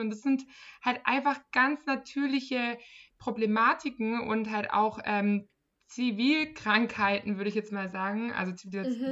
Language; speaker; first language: German; native; German